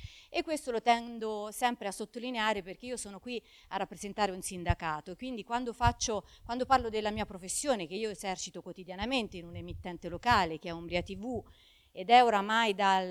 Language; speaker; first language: Italian; native; Italian